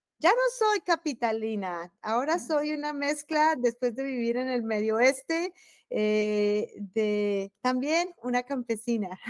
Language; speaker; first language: Spanish; native; Spanish